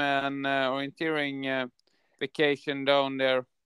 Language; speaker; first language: English; non-native, fluent; Norwegian